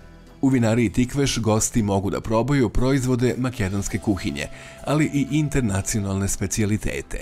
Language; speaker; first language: Serbian; native; Serbian